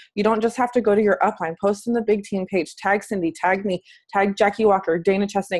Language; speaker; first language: English; native; English